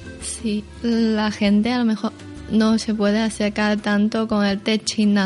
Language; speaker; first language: Spanish; non-native, learner; Chinese